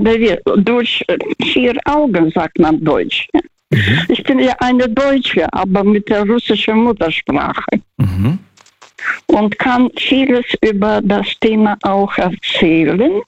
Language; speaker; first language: German; non-native, fluent; Russian